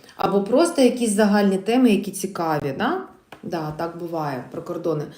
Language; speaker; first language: Ukrainian; non-native, local second language; Russian